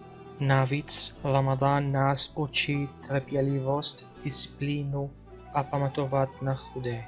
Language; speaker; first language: Czech; non-native, learner; Arabic